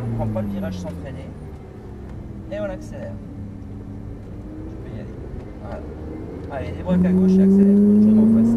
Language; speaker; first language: French; native; French